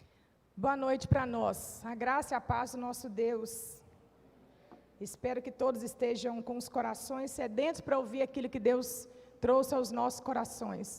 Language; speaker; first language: Portuguese; native; Portuguese